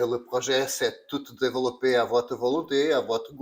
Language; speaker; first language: French; non-native, learner; Portuguese